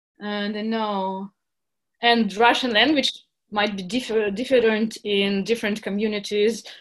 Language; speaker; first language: English; non-native, fluent; Russian